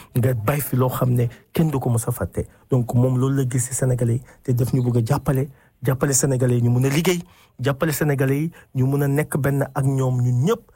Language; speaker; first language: French; non-native, local second language; Wolof